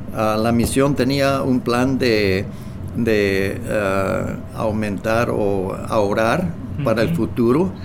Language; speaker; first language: Spanish; non-native, fluent; English